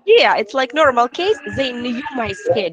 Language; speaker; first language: English; non-native, fluent; Russian